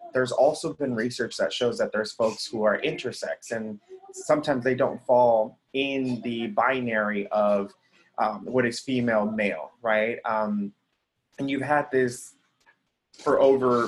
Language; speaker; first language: English; early bilingual, other home language; Spanish